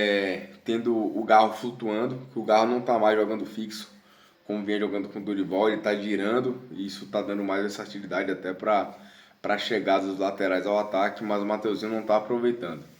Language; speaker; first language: Portuguese; native; Portuguese